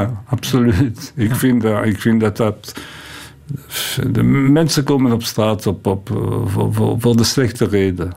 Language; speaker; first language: Dutch; non-native, local second language; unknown